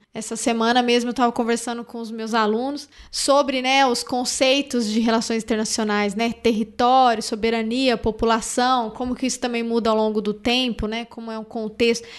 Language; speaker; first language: Portuguese; native; Portuguese